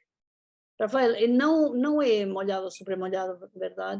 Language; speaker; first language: Portuguese; non-native, fluent; Spanish